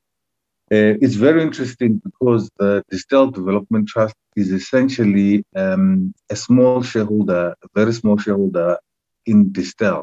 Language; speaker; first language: English; non-native, local second language; Xhosa